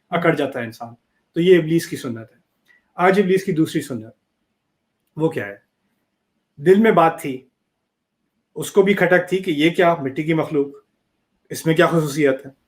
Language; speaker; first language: Urdu; early bilingual, heritage; Urdu